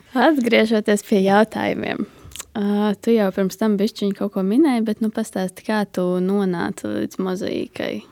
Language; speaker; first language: Latvian; native; Latvian